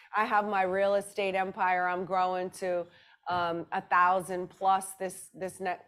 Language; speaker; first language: English; native; English